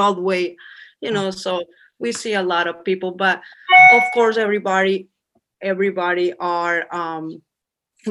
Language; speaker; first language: English; non-native, fluent; Spanish